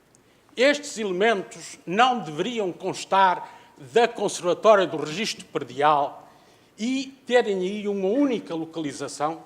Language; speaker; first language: Portuguese; native; Portuguese